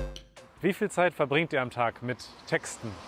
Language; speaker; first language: German; native; German